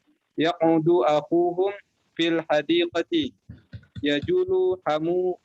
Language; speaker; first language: Arabic; non-native, learner; Indonesian